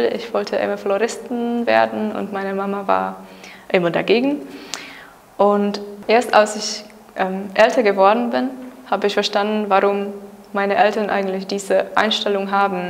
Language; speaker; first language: German; non-native, fluent; Czech